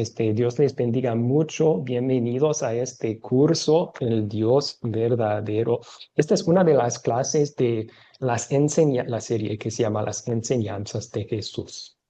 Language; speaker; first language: Spanish; non-native, fluent; English